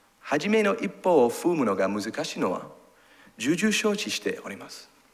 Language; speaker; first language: Japanese; non-native, learner; English